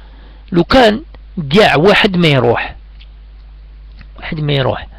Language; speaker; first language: Arabic; native; Arabic